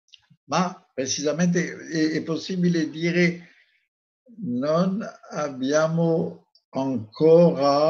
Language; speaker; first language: Italian; non-native, fluent; French